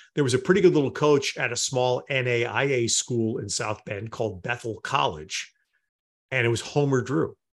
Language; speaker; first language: English; native; English